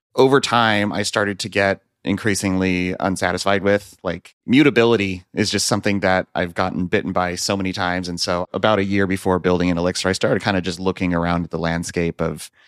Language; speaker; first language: English; native; English